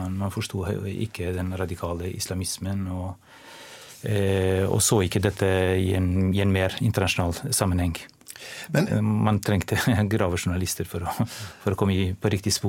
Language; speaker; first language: Norwegian; non-native, fluent; Albanian